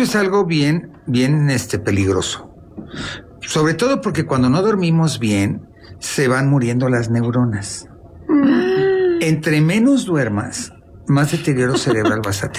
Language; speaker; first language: Spanish; native; Spanish